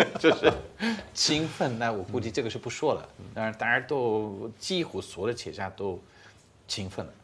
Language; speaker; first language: Chinese; non-native, fluent; English